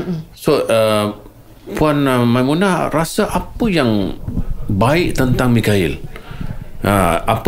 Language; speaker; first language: Malay; native; Malay